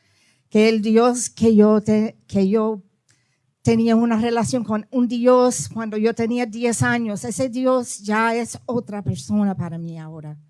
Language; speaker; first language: Spanish; early bilingual, heritage; Spanish